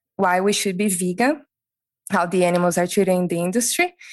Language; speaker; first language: English; non-native, fluent; Portuguese